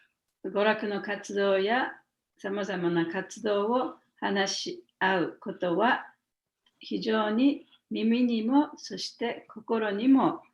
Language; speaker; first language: Japanese; native; Japanese